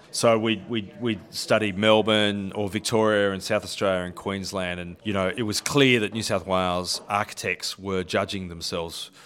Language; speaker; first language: English; native; English